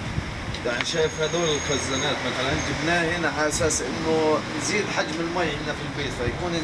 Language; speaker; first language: Arabic; native; Arabic